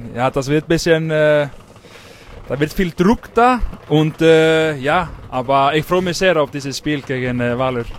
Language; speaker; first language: German; non-native, learner; Icelandic